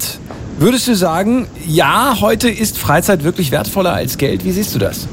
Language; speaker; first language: German; native; German